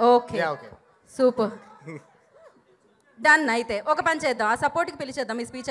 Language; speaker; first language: Telugu; native; Telugu